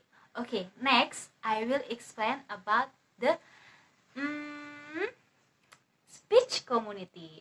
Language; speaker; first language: English; non-native, learner; Indonesian